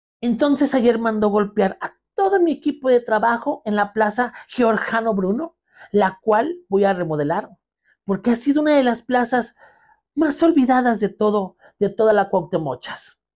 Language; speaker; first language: Spanish; native; Spanish